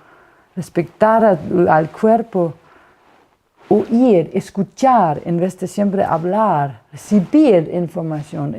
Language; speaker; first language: Spanish; non-native, fluent; Danish